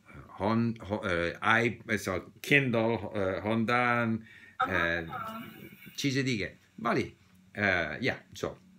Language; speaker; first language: Persian; non-native, learner; English